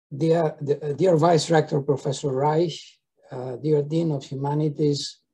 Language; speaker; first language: English; non-native, fluent; Greek